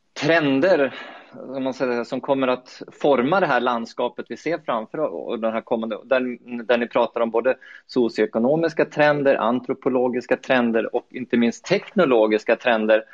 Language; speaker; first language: Swedish; native; Swedish